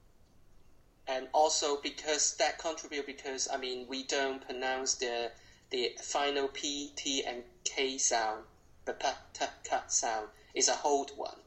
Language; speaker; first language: English; non-native, local second language; Cantonese